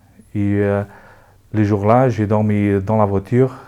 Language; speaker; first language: French; non-native, local second language; Luxembourgish